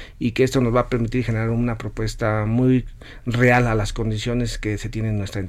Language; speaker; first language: Spanish; native; Spanish